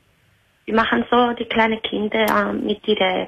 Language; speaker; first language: German; non-native, learner; Italian